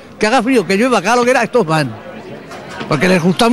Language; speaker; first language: Spanish; native; Spanish